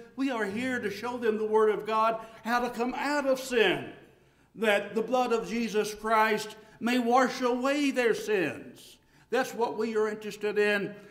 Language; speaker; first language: English; native; English